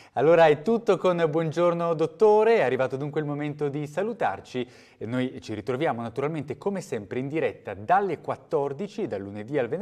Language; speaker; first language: Italian; native; Italian